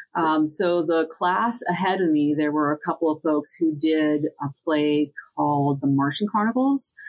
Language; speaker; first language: English; native; English